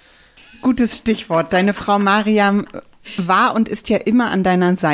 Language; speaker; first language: German; native; German